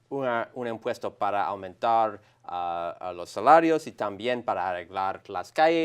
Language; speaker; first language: Spanish; non-native, learner; English